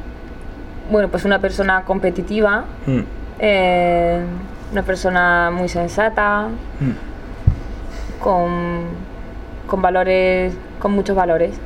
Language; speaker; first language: Spanish; native; Spanish